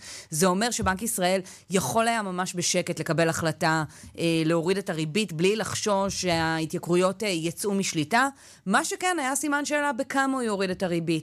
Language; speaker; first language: Hebrew; native; Hebrew